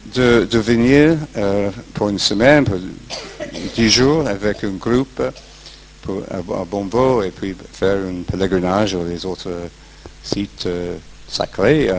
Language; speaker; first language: French; non-native, fluent; English